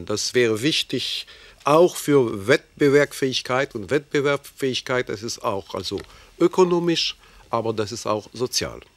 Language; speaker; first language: German; non-native, fluent; French